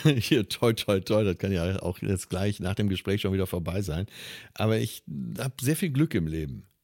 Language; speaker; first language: German; native; German